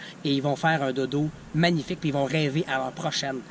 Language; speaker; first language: French; native; French